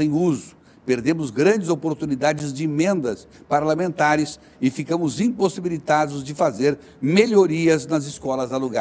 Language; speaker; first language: Portuguese; native; Portuguese